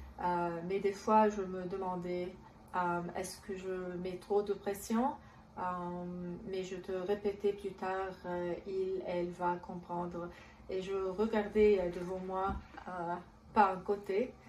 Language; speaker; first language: French; non-native, local second language; Arabic